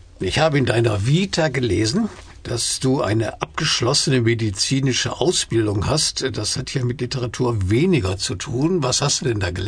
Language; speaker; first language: German; native; German